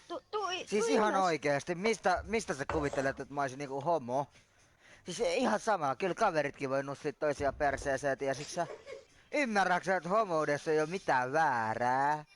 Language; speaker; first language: Finnish; native; Finnish